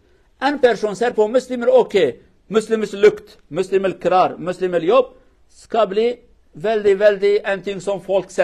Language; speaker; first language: Norwegian; non-native, learner; Kurdish